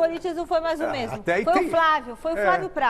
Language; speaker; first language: Portuguese; native; Portuguese